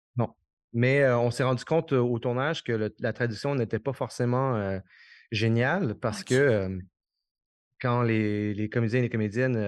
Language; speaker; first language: French; native; French